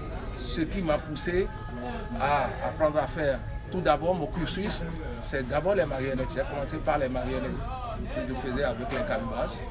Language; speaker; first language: French; non-native, local second language; Fon